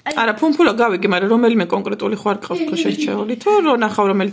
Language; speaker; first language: Georgian; native; Georgian